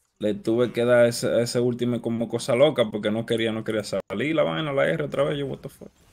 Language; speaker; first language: Spanish; early bilingual, heritage; Spanish